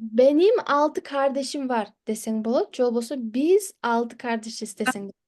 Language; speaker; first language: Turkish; non-native, fluent; Kyrgyz